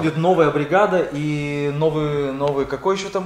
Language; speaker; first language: Russian; native; Russian